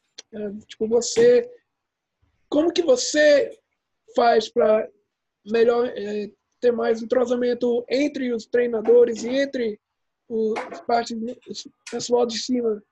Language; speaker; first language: Portuguese; early bilingual, heritage; Portuguese